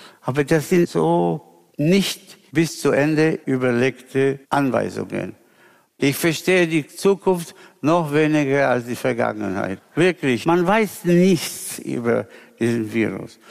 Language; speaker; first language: German; non-native, fluent; Spanish